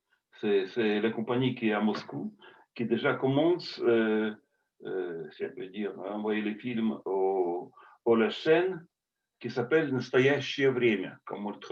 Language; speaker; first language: French; non-native, fluent; Russian